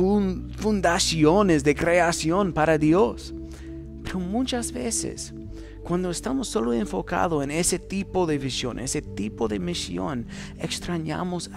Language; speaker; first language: Spanish; non-native, fluent; English